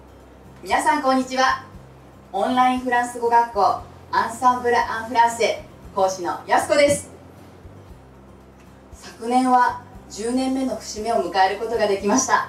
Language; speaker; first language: Japanese; native; Japanese